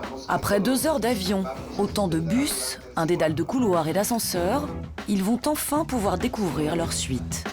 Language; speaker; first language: French; native; French